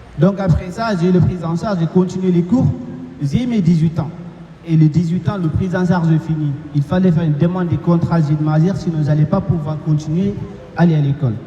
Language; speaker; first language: French; non-native, local second language; Fula